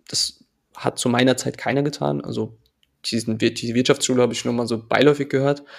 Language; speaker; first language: German; early bilingual, other home language; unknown